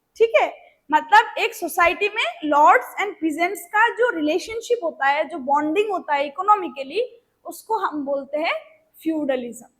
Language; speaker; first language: Hindi; non-native, local second language; Bangla